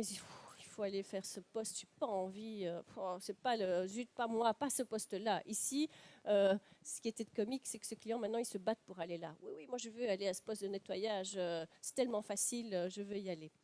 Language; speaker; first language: French; native; French